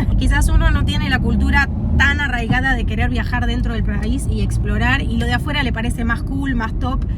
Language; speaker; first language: Spanish; native; Spanish